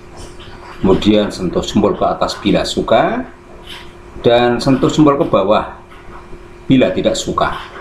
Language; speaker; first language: Indonesian; native; Indonesian